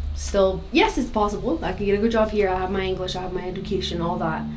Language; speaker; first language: English; non-native, fluent; Spanish